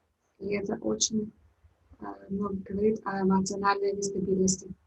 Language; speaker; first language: Russian; native; Russian